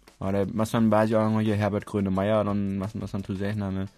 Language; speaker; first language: Persian; non-native, fluent; German